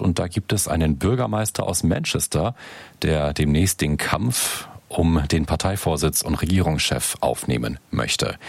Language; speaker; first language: German; native; German